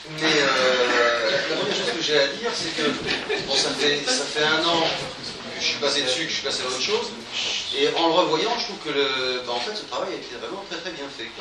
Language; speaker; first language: French; native; French